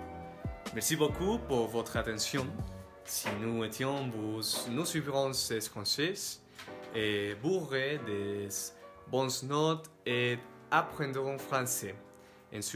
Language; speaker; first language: French; non-native, learner; Spanish